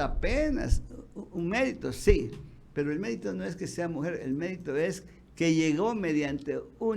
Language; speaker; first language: Spanish; native; Spanish